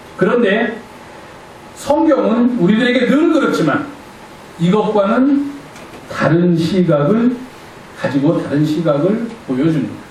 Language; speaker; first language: Korean; native; Korean